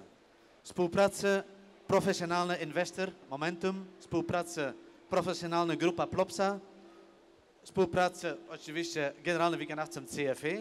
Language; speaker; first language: Polish; non-native, learner; Dutch